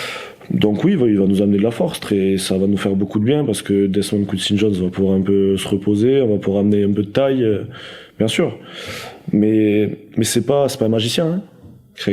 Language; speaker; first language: French; native; French